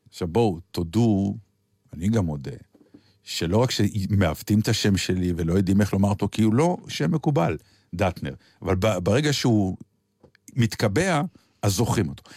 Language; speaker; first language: Hebrew; native; Hebrew